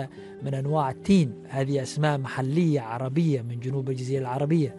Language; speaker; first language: Arabic; native; Arabic